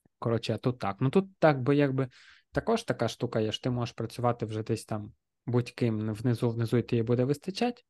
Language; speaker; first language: Ukrainian; non-native, local second language; Russian